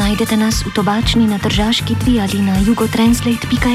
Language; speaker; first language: Slovenian; native; Slovenian